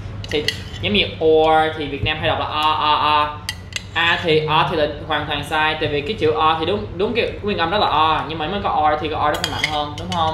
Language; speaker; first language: Vietnamese; non-native, fluent; English